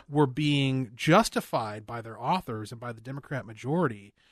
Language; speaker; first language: English; native; English